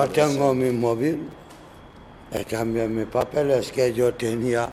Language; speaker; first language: Spanish; non-native, learner; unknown